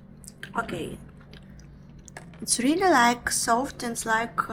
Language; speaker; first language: English; non-native, learner; Russian